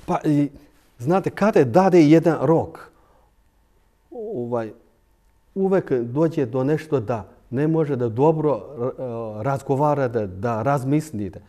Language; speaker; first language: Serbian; non-native, fluent; Chinese